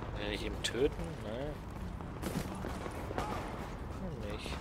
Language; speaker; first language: German; native; German